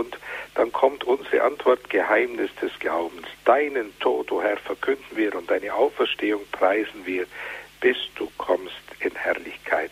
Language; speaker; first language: German; native; German